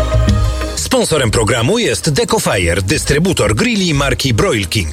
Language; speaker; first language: Polish; native; Polish